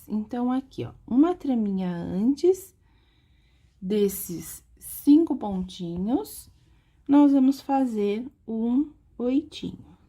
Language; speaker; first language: Portuguese; native; Portuguese